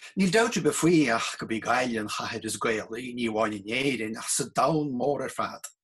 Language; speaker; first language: Irish; native; Irish